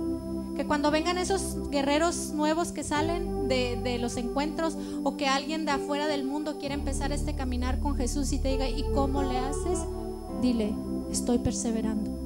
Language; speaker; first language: Spanish; native; Spanish